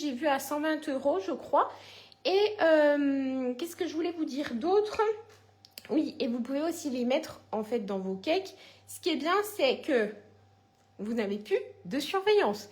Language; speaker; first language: French; native; French